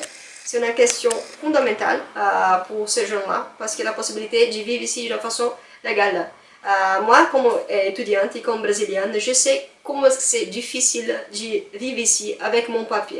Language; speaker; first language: French; non-native, fluent; Portuguese